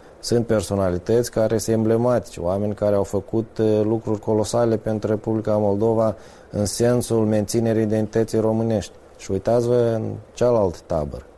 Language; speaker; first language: Romanian; native; Romanian